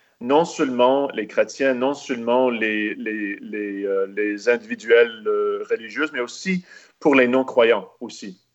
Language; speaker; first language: French; non-native, local second language; English